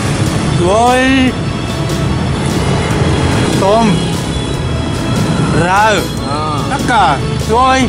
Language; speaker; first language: Vietnamese; non-native, learner; Japanese